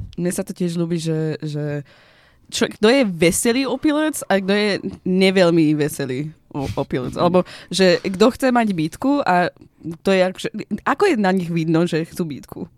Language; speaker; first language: Slovak; non-native, fluent; Persian